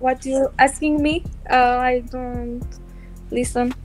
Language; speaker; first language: English; non-native, learner; Romanian